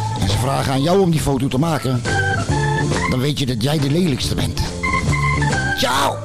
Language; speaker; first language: Dutch; native; Dutch